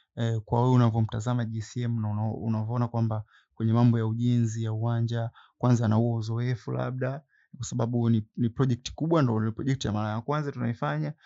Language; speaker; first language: Swahili; native; Swahili